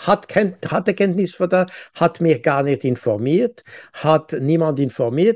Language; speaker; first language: German; non-native, local second language; French